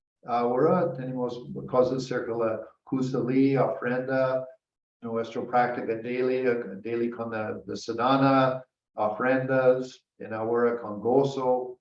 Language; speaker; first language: Spanish; non-native, learner; English